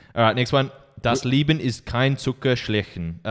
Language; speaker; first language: German; non-native, learner; English